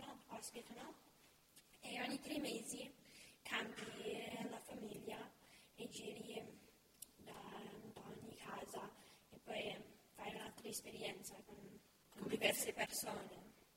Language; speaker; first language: Italian; non-native, fluent; English